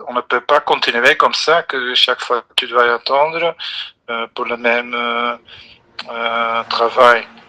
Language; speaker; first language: French; non-native, local second language; Dutch